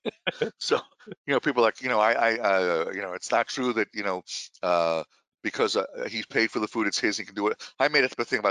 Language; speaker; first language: English; native; English